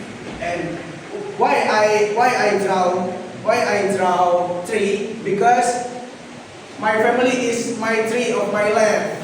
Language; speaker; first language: English; non-native, learner; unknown